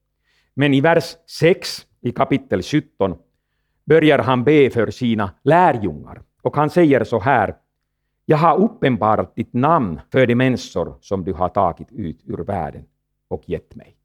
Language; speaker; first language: Swedish; non-native, fluent; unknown